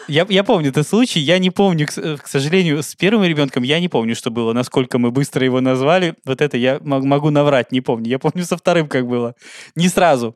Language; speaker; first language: Russian; native; Russian